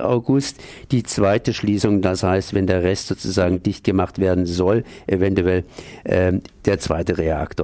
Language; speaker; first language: German; native; German